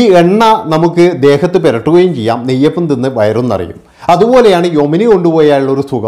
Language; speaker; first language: Malayalam; native; Malayalam